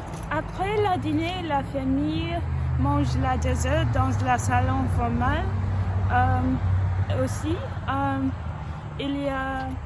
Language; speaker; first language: French; non-native, learner; English